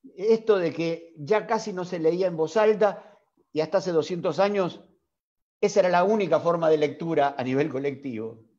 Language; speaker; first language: Spanish; native; Spanish